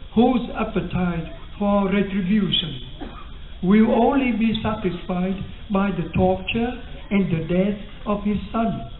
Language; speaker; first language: English; non-native, fluent; Vietnamese